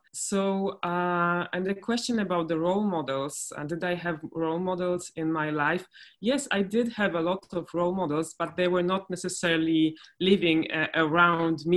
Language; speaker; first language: English; non-native, fluent; Polish